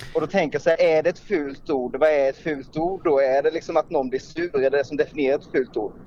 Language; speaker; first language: Swedish; native; Swedish